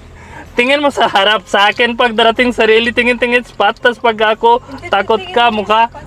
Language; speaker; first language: Filipino; non-native, learner; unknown